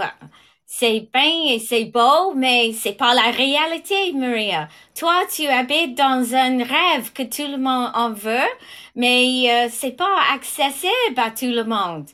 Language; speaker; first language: French; non-native, fluent; English